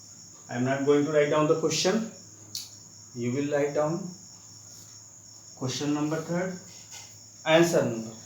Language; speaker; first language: English; non-native, local second language; Hindi